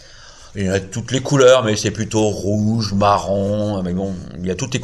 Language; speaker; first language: French; native; French